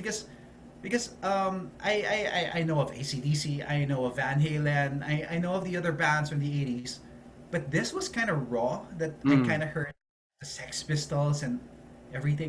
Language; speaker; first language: English; non-native, local second language; Filipino